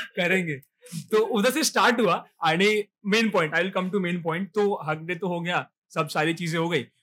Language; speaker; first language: Hindi; non-native, local second language; Marathi